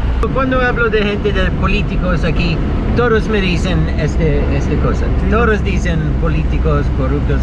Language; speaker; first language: Spanish; non-native, learner; English